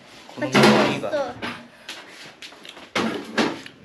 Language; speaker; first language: Japanese; early bilingual, other home language; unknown